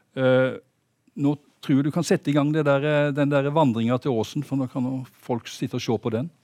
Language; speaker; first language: Norwegian; native; Norwegian